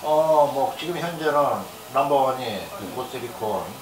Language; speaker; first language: Korean; native; Korean